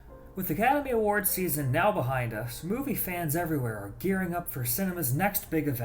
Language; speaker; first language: English; native; English